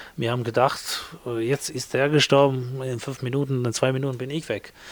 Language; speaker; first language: German; non-native, fluent; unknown